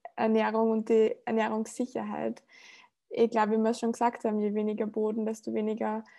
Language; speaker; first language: German; native; German